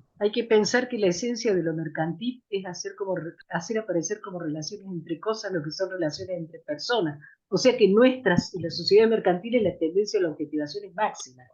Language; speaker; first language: Spanish; native; Spanish